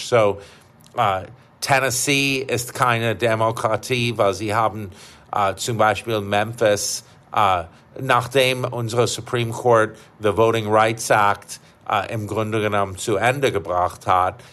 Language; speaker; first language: German; non-native, fluent; English